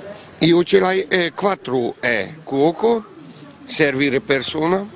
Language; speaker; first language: Italian; non-native, learner; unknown